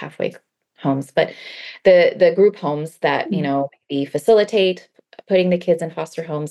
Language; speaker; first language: English; early bilingual, other home language; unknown